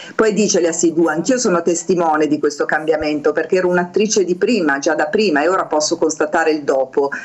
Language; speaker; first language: Italian; native; Italian